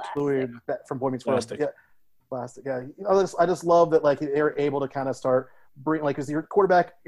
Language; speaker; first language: English; native; English